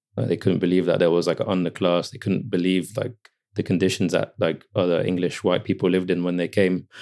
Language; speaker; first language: English; native; English